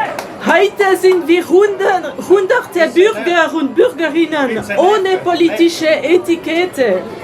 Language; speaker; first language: German; non-native, local second language; French